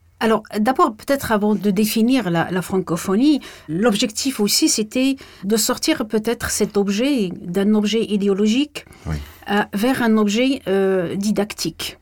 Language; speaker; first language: French; non-native, local second language; Arabic